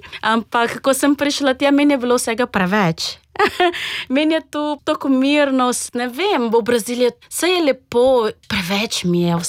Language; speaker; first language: Slovenian; non-native, fluent; Portuguese